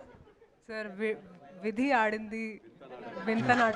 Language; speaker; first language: Telugu; non-native, fluent; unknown